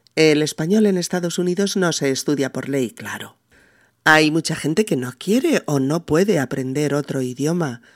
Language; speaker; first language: Spanish; native; Spanish